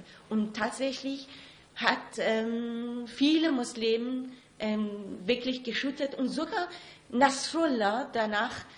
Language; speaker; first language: German; non-native, fluent; Persian